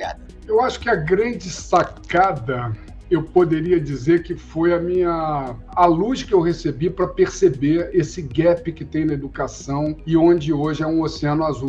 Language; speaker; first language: Portuguese; native; Portuguese